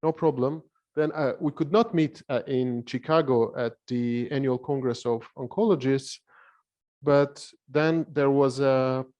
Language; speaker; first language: English; non-native, fluent; Armenian